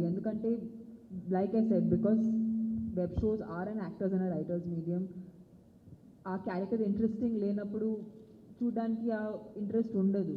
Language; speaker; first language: Telugu; non-native, fluent; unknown